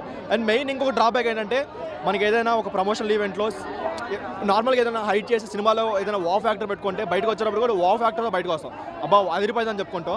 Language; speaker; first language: Telugu; native; Telugu